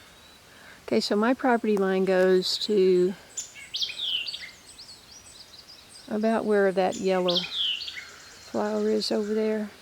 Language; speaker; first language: English; native; English